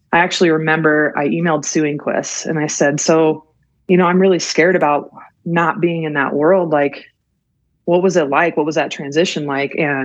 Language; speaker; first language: English; native; English